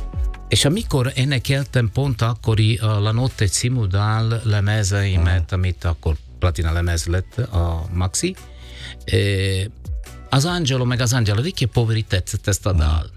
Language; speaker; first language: Hungarian; non-native, learner; Italian